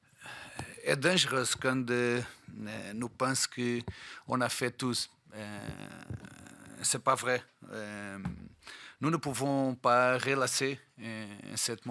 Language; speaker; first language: French; non-native, fluent; Portuguese